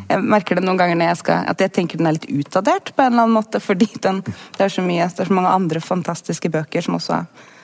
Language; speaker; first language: Norwegian; native; Norwegian